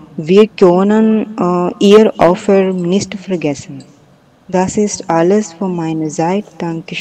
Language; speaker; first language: German; non-native, learner; Punjabi